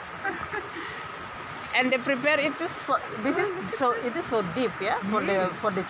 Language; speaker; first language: English; non-native, learner; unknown